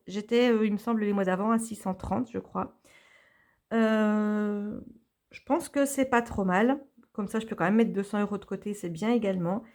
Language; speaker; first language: French; native; French